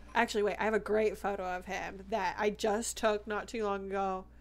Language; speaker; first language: English; native; English